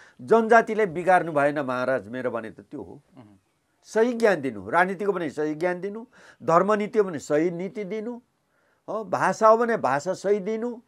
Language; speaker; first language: Nepali; non-native, local second language; Limbu